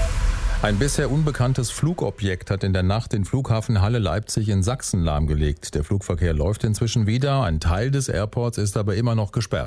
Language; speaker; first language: German; native; German